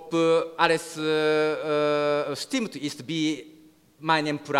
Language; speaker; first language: German; non-native, learner; Japanese